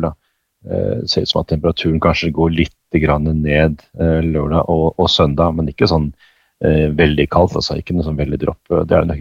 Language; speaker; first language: Norwegian; native; Norwegian